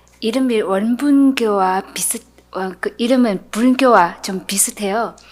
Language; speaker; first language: Korean; non-native, learner; Vietnamese